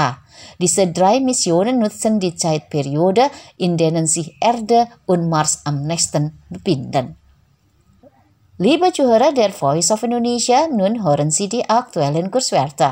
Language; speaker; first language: German; non-native, fluent; Indonesian